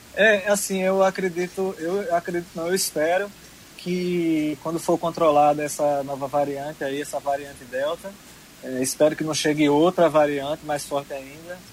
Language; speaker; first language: Portuguese; native; Portuguese